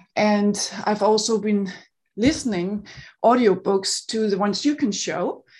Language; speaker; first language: English; non-native, fluent; Danish